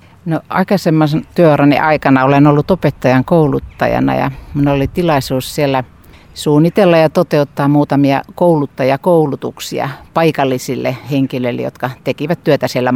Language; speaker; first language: Finnish; native; Finnish